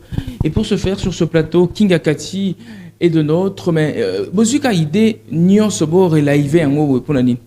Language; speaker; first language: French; non-native, local second language; Lingala